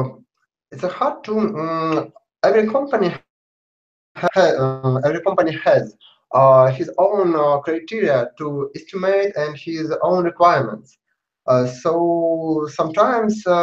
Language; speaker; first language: English; non-native, learner; Russian